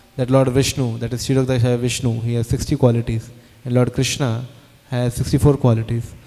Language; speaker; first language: English; non-native, local second language; Hindi